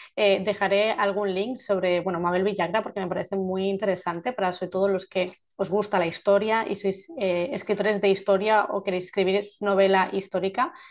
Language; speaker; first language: Spanish; native; Spanish